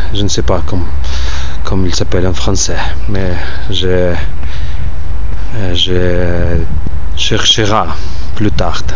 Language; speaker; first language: French; non-native, learner; Ukrainian